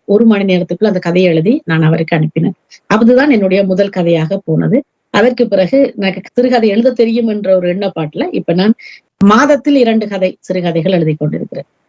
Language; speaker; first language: Tamil; early bilingual, heritage; Tamil